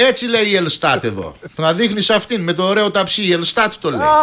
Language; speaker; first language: Greek; native; Greek